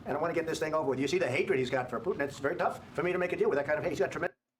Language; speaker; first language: English; native; English